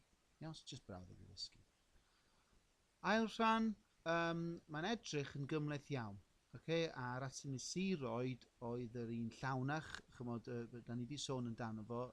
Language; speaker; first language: Welsh; native; Welsh